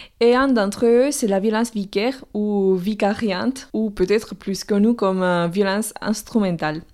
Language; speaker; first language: French; non-native, fluent; Spanish